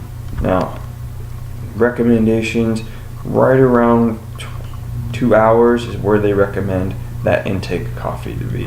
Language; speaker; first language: English; native; English